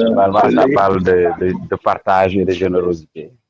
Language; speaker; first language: French; non-native, local second language; Wolof